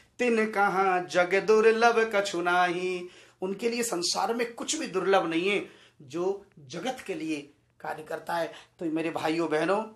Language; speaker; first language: Hindi; native; Hindi